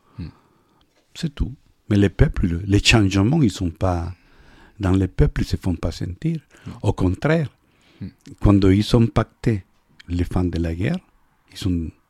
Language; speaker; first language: French; non-native, fluent; Spanish